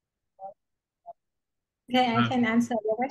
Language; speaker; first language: English; non-native, learner; Vietnamese